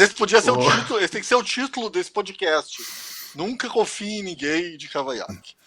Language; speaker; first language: Portuguese; native; Portuguese